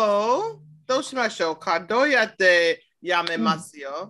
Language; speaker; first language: Japanese; non-native, learner; English